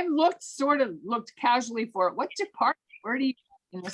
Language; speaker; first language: English; native; English